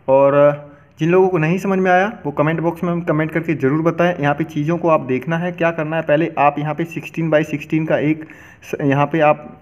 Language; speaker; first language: Hindi; native; Hindi